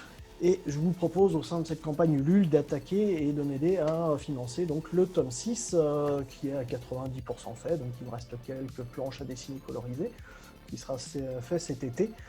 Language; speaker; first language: French; native; French